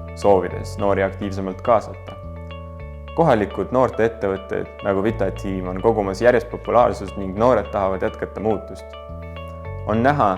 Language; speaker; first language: Estonian; early bilingual, other home language; Russian